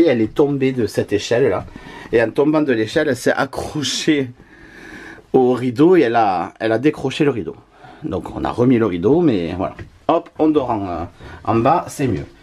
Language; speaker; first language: French; native; French